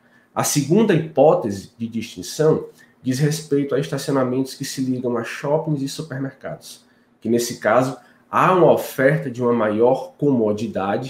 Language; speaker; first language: Portuguese; native; Portuguese